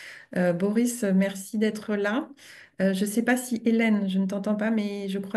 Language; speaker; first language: French; native; French